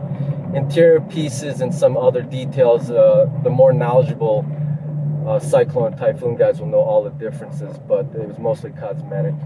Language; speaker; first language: English; native; English